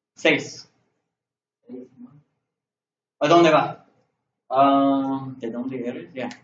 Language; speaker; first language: Spanish; non-native, learner; English